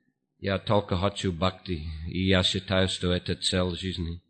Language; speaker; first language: Russian; non-native, fluent; English